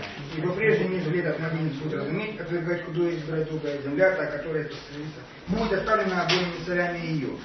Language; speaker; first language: Russian; native; Russian